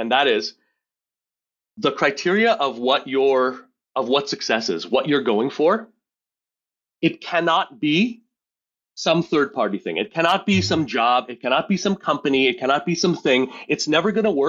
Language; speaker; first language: English; native; English